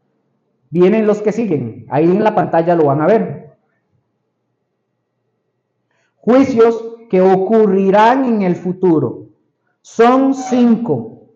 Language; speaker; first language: Spanish; native; Spanish